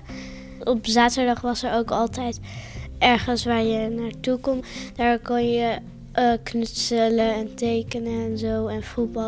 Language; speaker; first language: Dutch; early bilingual, other home language; Persian